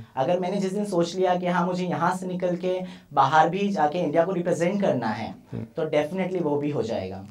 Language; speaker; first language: Hindi; native; Hindi